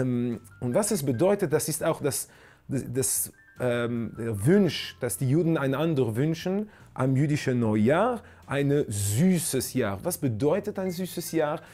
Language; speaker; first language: German; non-native, fluent; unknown